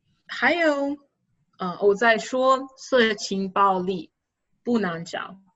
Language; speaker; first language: Chinese; non-native, fluent; English